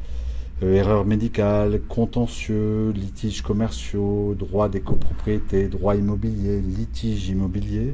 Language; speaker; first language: French; native; French